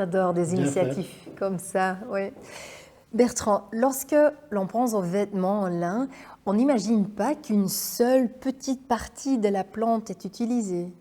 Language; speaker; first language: French; non-native, local second language; Dutch